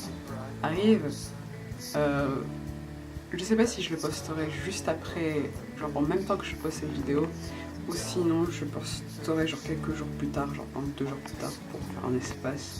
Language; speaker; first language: French; native; French